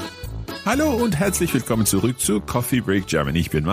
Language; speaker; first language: German; non-native, fluent; English